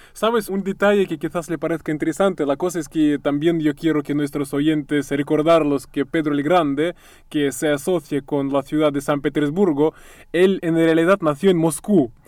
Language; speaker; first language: Spanish; non-native, fluent; Russian